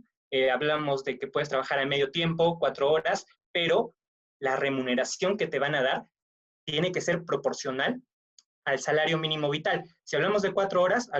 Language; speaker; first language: Spanish; native; Spanish